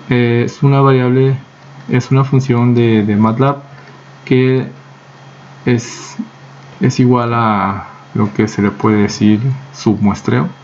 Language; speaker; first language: Spanish; native; Spanish